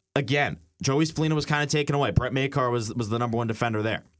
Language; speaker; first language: English; native; English